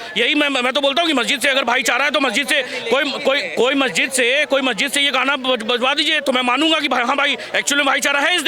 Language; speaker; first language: Hindi; native; Hindi